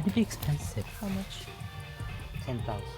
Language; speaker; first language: English; non-native, learner; Korean